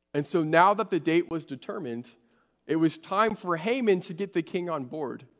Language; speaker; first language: English; native; English